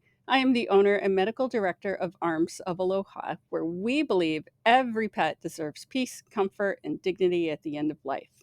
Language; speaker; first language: English; native; English